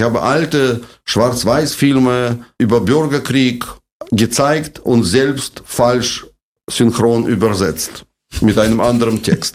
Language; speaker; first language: German; non-native, fluent; Russian